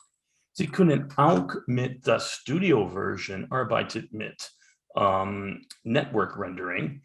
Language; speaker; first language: German; non-native, learner; English